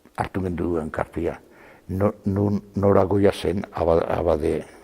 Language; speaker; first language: Basque; native; Basque